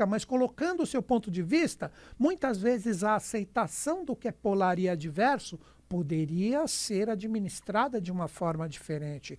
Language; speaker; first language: Portuguese; native; Portuguese